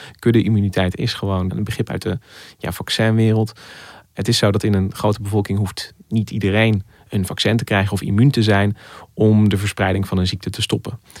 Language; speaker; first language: Dutch; native; Dutch